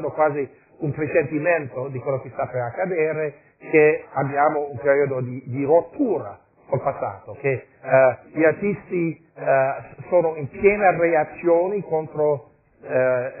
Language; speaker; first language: Italian; non-native, fluent; English